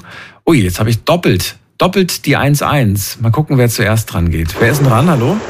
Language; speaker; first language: German; native; German